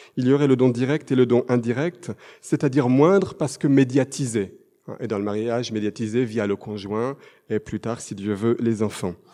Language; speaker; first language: French; native; French